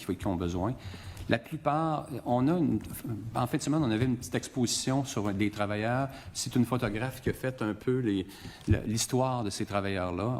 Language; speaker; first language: French; native; French